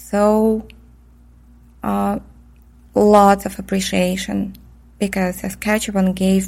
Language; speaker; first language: English; non-native, fluent; Russian